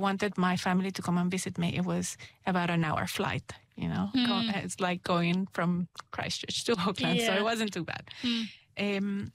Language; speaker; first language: English; non-native, fluent; Spanish